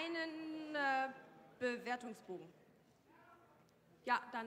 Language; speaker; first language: German; native; German